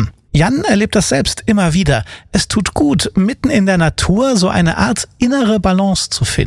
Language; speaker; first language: German; native; German